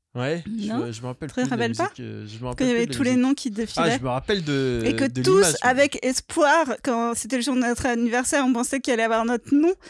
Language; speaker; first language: French; native; French